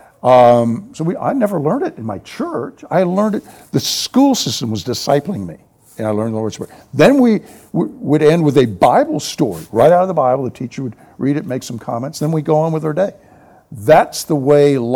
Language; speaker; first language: English; native; English